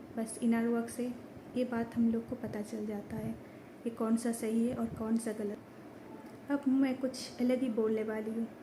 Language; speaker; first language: Hindi; non-native, local second language; Bangla